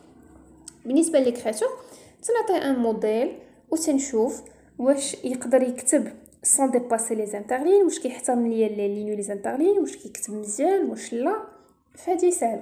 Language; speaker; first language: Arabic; native; Arabic